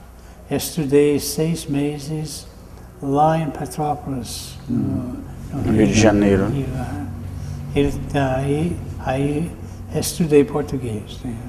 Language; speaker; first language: Portuguese; non-native, fluent; English